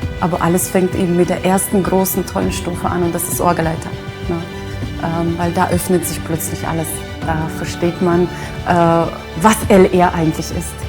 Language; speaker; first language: German; native; German